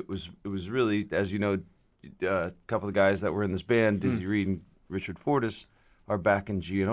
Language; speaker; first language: English; native; English